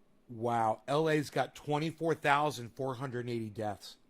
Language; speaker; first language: English; native; English